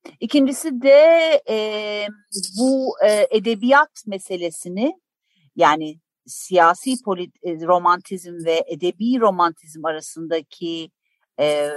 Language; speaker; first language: Turkish; native; Turkish